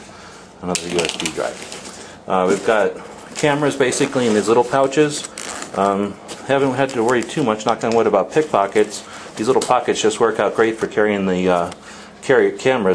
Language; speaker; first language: English; native; English